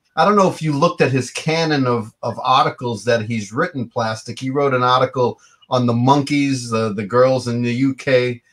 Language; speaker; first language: English; native; English